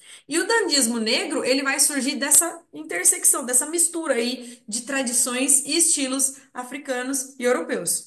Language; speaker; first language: Portuguese; native; Portuguese